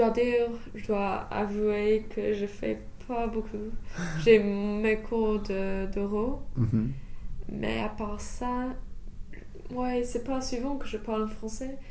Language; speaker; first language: French; non-native, fluent; English